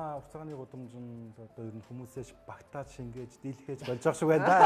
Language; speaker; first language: Mongolian; native; Mongolian